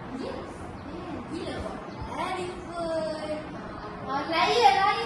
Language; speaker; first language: English; non-native, learner; Malay